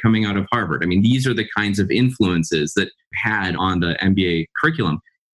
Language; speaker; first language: English; native; English